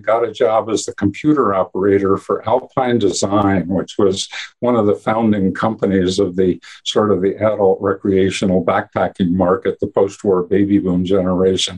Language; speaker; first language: English; native; English